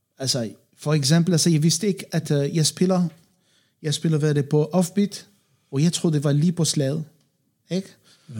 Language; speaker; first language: Danish; non-native, fluent; Arabic